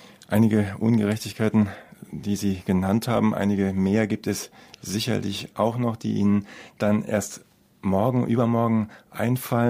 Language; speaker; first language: German; native; German